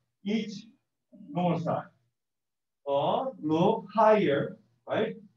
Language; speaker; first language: English; non-native, learner; Korean